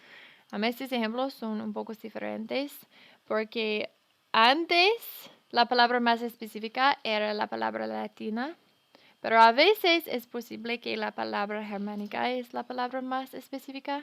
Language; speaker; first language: Spanish; non-native, fluent; English